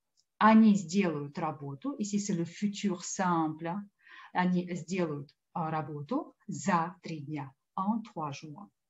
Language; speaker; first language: French; non-native, fluent; Russian